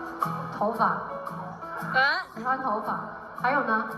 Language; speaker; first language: Chinese; non-native, learner; Thai